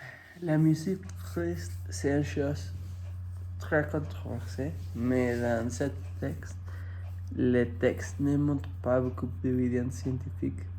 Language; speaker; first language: French; non-native, fluent; Spanish